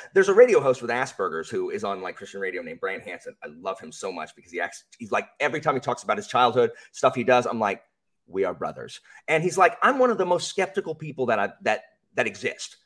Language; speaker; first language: English; native; English